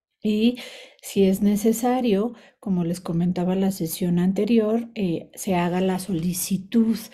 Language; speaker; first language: Spanish; native; Spanish